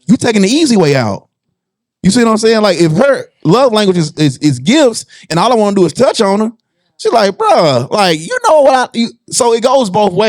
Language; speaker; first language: English; native; English